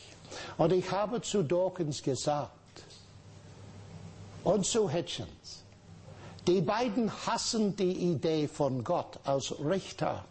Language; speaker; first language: German; non-native, fluent; English